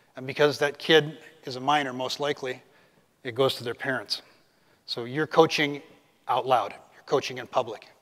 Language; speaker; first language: English; native; English